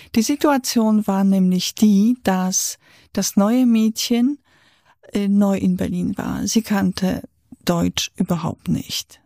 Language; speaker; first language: German; non-native, fluent; Polish